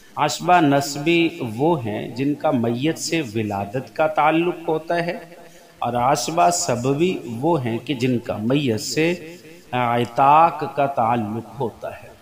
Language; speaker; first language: Urdu; native; Urdu